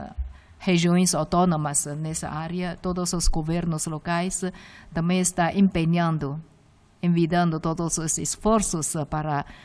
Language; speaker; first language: Portuguese; non-native, fluent; Chinese